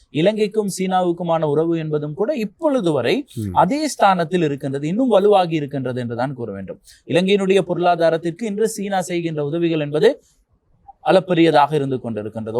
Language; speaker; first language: Tamil; native; Tamil